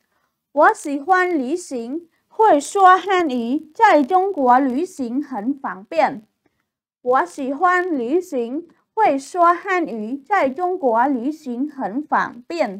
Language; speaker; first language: Chinese; non-native, fluent; Khmer